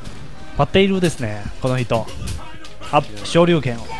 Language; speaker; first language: Japanese; non-native, learner; Chinese